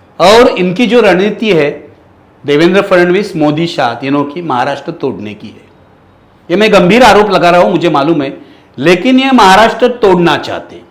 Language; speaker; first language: Hindi; non-native, local second language; Marathi